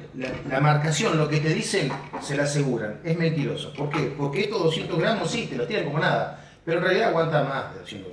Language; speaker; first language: Spanish; native; Spanish